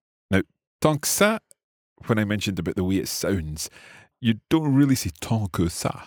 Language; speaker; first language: English; native; English